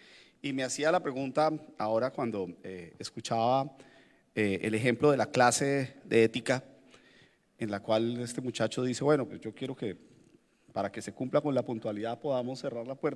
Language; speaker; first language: Spanish; native; Spanish